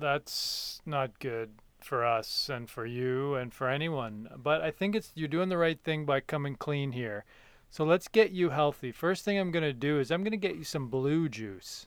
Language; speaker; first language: English; native; English